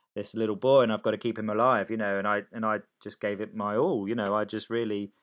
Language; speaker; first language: English; native; English